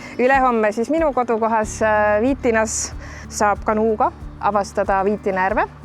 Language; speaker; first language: Estonian; native; Estonian